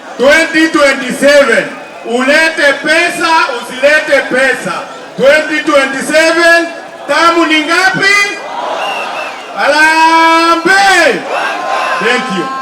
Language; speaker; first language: Swahili; non-native, local second language; Kamba